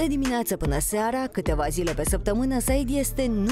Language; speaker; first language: Romanian; native; Romanian